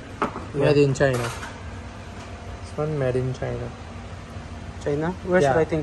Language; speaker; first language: English; non-native, learner; Filipino